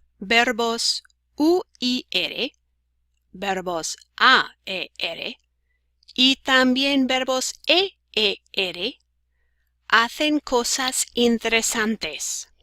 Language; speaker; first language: Spanish; non-native, fluent; English